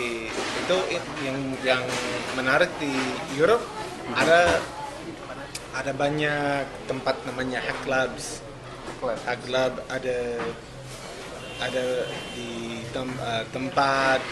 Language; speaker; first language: Indonesian; non-native, learner; English